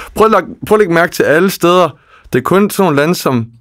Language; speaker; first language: Danish; native; Danish